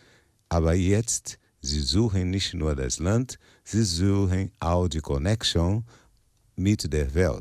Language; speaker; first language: German; non-native, learner; Portuguese